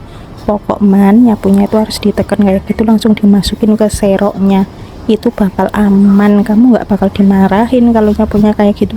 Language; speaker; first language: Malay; non-native, local second language; Javanese